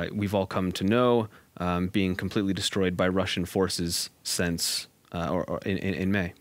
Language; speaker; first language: English; native; English